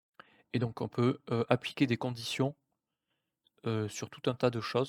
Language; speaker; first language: French; native; French